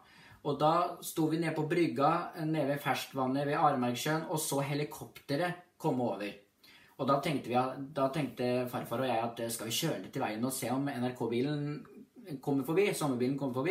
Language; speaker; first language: Norwegian; native; Norwegian